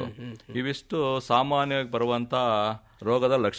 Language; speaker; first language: Kannada; native; Kannada